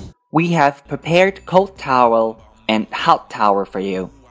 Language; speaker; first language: English; non-native, fluent; Chinese